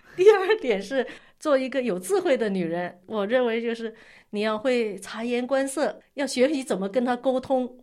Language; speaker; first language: Chinese; non-native, local second language; Min Nan Chinese